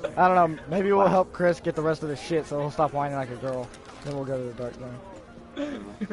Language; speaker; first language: English; native; English